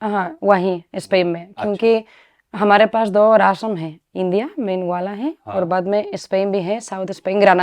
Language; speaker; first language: Hindi; non-native, learner; Spanish